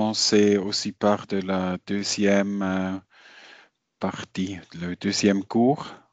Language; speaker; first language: French; non-native, fluent; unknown